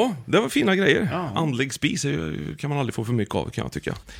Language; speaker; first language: Swedish; native; Swedish